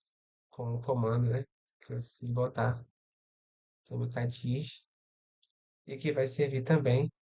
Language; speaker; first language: Portuguese; native; Portuguese